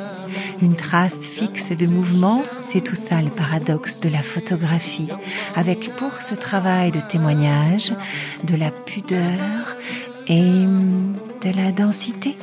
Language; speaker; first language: French; native; French